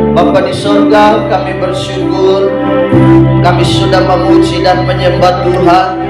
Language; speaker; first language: Indonesian; native; Indonesian